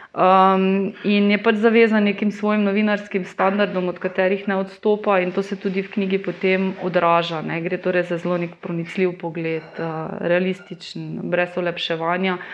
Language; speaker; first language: Slovenian; native; Slovenian